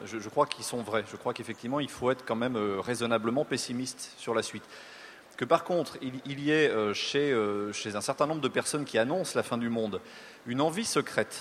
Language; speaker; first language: French; native; French